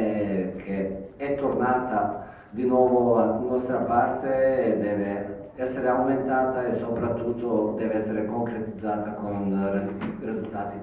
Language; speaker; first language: Italian; non-native, fluent; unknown